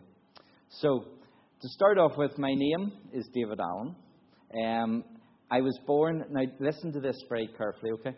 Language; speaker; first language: English; native; English